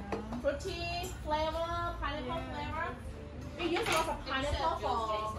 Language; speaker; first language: English; non-native, fluent; Thai